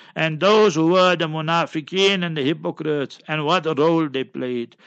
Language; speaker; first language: English; native; English